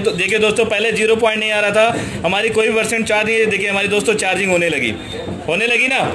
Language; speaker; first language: Hindi; native; Hindi